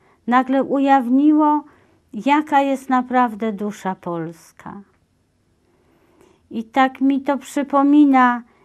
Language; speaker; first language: Polish; native; Polish